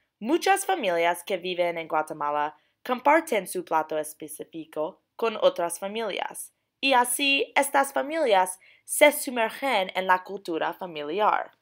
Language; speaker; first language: Spanish; non-native, learner; English